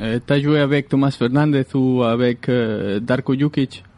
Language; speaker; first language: French; non-native, learner; Galician